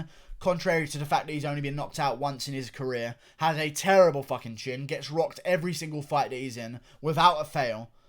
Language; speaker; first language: English; native; English